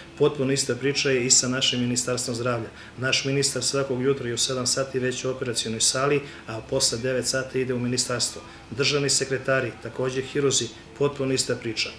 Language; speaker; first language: Serbian; native; Serbian